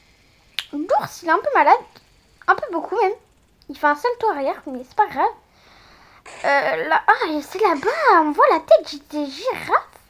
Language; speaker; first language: French; native; French